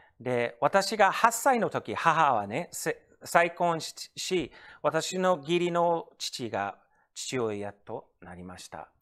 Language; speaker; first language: Japanese; non-native, fluent; English